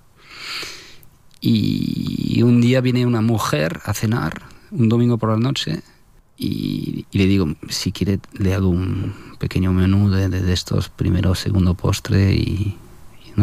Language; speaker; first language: Spanish; non-native, fluent; French